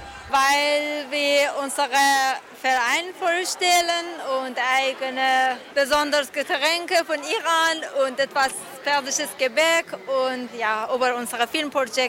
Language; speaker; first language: German; non-native, learner; Persian